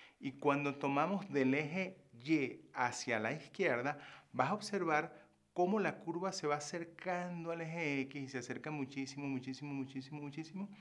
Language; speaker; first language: Spanish; native; Spanish